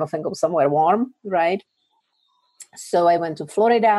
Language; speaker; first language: English; non-native, fluent; Czech